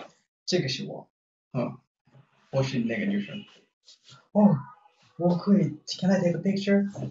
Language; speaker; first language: Chinese; non-native, learner; Japanese